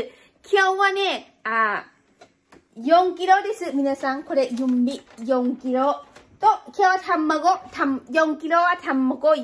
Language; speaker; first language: Japanese; non-native, fluent; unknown